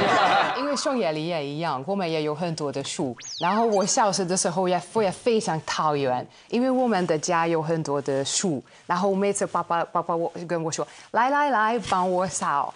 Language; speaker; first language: Chinese; non-native, fluent; Hungarian